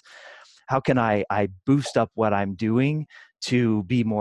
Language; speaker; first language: English; native; English